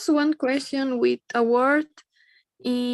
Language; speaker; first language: English; non-native, learner; Spanish